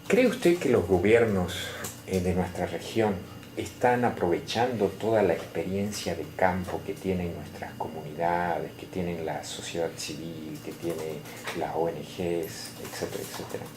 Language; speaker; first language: Spanish; native; Spanish